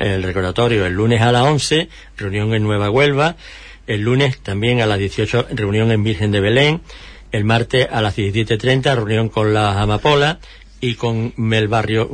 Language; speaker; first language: Spanish; native; Spanish